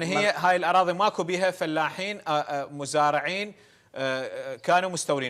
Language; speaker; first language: Arabic; native; Arabic